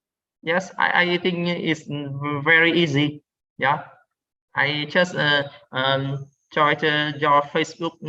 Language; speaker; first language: English; non-native, learner; Vietnamese